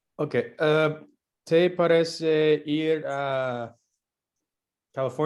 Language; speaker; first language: Spanish; non-native, learner; English